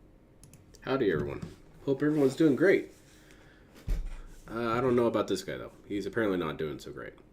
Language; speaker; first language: English; native; English